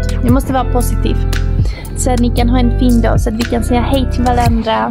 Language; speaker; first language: Swedish; early bilingual, other home language; Greek